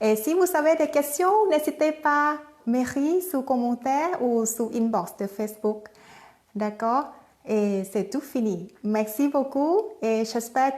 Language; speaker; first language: French; non-native, learner; Thai